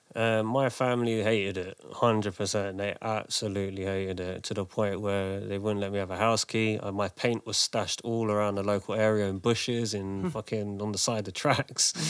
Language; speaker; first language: English; native; English